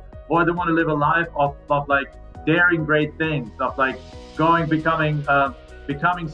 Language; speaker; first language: English; non-native, fluent; German